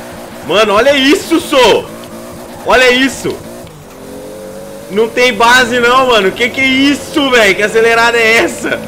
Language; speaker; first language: Portuguese; native; Portuguese